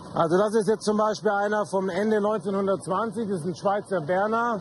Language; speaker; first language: German; native; German